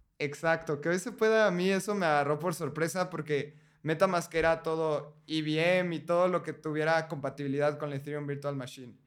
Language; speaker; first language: Spanish; native; Spanish